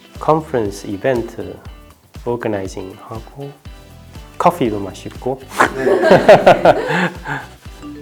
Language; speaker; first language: Korean; non-native, learner; Chinese